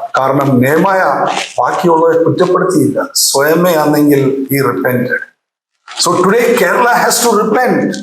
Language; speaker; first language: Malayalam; early bilingual, heritage; Malayalam